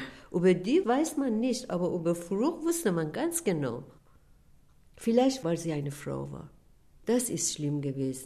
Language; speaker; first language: German; non-native, fluent; Persian